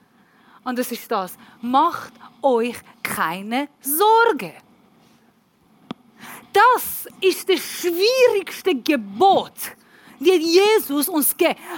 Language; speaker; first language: German; non-native, learner; Persian